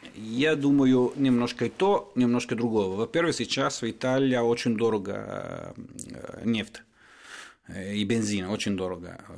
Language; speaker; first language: Russian; non-native, fluent; Italian